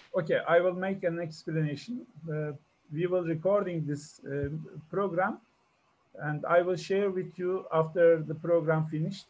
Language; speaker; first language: English; non-native, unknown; Turkish